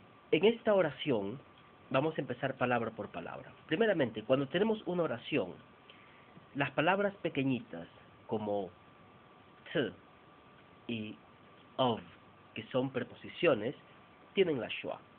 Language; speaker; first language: Spanish; native; Spanish